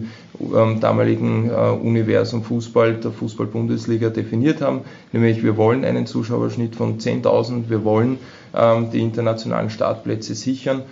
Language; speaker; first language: German; native; German